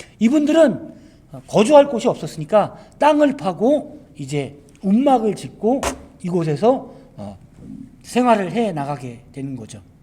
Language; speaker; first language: Korean; native; Korean